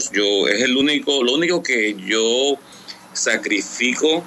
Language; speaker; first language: Spanish; native; Spanish